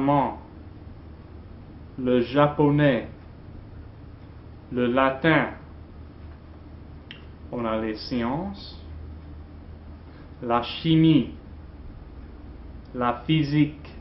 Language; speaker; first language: French; non-native, fluent; English